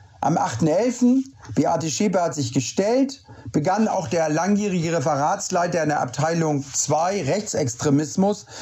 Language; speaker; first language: German; native; German